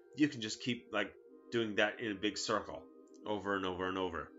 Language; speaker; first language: English; native; English